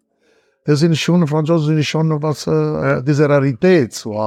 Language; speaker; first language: German; non-native, learner; Italian